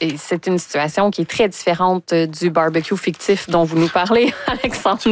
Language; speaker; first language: French; native; French